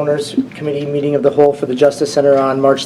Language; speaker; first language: English; native; English